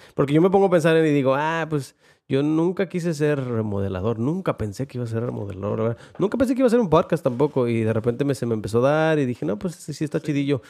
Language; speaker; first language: Spanish; early bilingual, heritage; Spanish